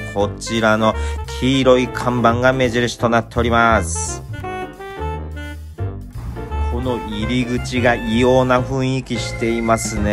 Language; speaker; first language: Japanese; native; Japanese